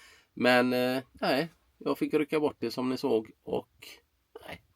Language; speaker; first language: Swedish; native; Swedish